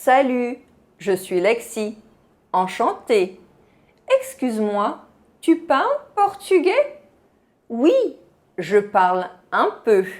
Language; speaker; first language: French; non-native, fluent; Portuguese